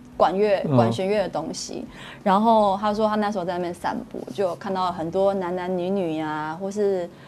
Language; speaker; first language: Chinese; non-native, local second language; Min Nan Chinese